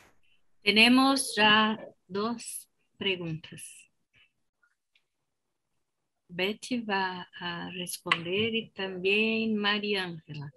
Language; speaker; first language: Spanish; non-native, fluent; Portuguese